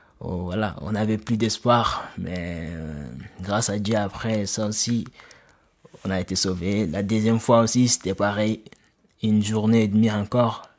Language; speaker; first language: French; non-native, local second language; Soninke